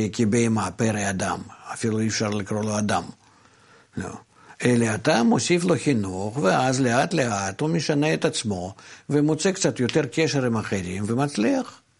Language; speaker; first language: Hebrew; non-native, fluent; Russian